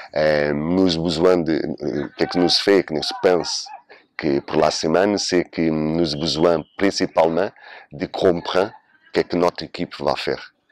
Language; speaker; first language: French; non-native, learner; Portuguese